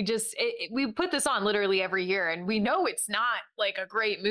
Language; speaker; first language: English; native; English